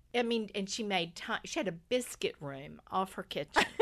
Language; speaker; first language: English; native; English